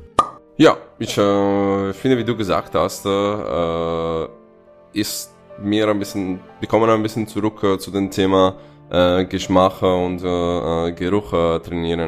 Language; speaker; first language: German; non-native, fluent; Italian